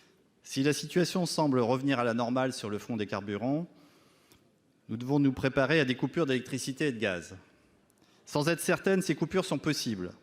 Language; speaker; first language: French; native; French